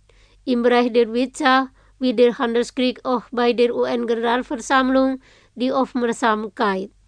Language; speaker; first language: German; non-native, fluent; Indonesian